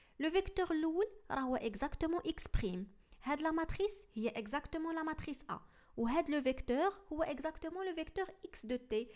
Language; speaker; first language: French; non-native, local second language; Arabic